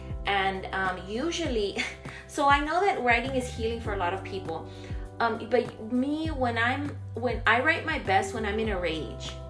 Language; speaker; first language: English; early bilingual, other home language; Spanish